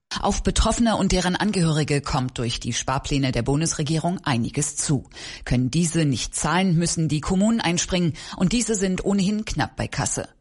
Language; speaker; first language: German; native; German